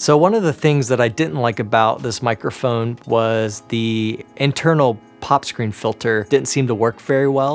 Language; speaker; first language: English; native; English